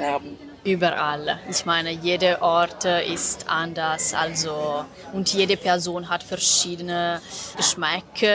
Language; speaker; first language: German; non-native, fluent; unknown